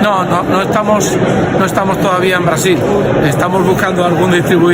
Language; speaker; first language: Spanish; native; Spanish